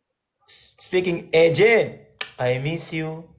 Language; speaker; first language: English; non-native, learner; Pashto